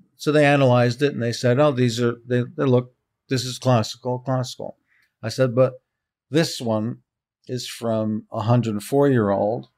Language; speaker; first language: English; early bilingual, heritage; Hebrew